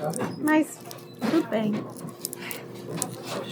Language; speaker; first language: Portuguese; early bilingual, heritage; Portuguese